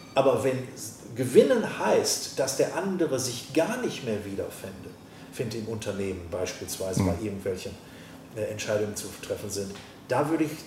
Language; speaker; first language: German; native; German